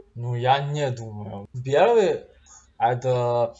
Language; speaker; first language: Russian; non-native, learner; Chinese